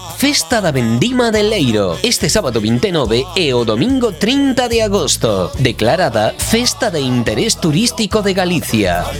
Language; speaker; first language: Galician; native; Galician